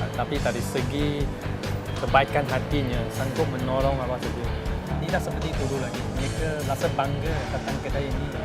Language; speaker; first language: Malay; non-native, local second language; Chinese